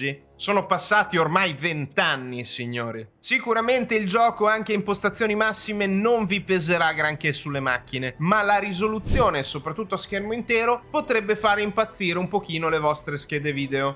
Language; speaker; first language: Italian; native; Italian